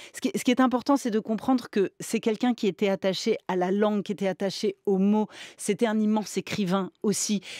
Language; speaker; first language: French; native; French